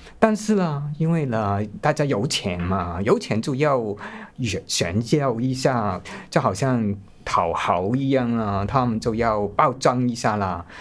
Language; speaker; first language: Chinese; non-native, local second language; Cantonese